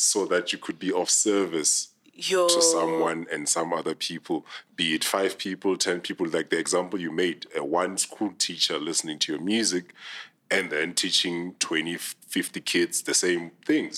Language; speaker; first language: English; non-native, local second language; Southern Sotho